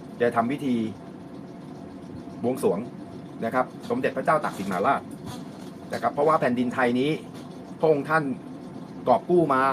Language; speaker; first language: Thai; native; Thai